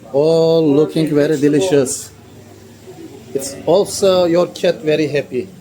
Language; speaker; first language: English; non-native, learner; Turkish